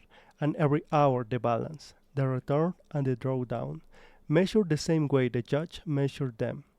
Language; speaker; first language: English; non-native, fluent; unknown